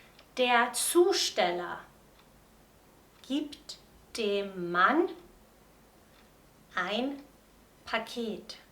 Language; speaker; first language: German; non-native, fluent; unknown